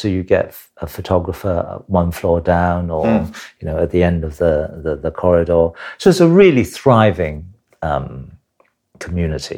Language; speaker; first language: English; non-native, local second language; Cantonese